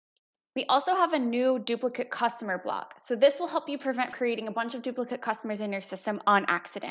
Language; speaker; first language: English; native; English